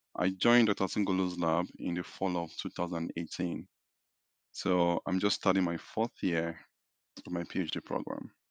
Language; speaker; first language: English; non-native, local second language; Yoruba